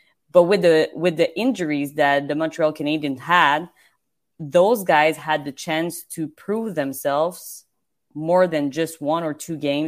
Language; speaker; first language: English; non-native, fluent; French